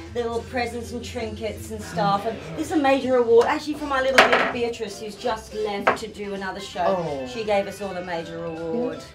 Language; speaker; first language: English; native; English